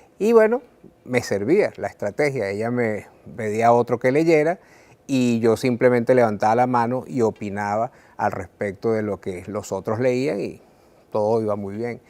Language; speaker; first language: Spanish; native; Spanish